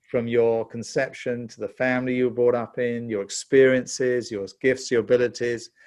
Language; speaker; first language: English; native; English